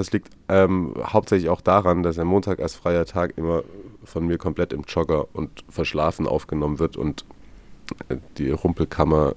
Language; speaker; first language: German; native; German